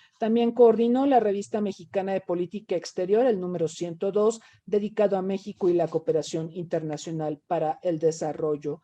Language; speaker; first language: Spanish; native; Spanish